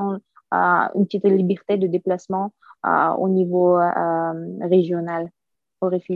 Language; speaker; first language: French; non-native, fluent; Uyghur